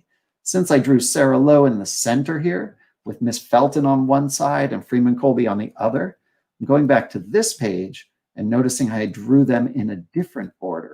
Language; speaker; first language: English; native; English